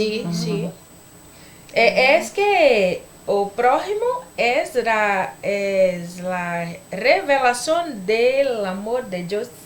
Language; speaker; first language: Spanish; non-native, learner; Portuguese